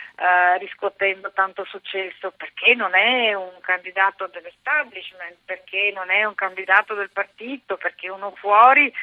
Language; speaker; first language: Italian; native; Italian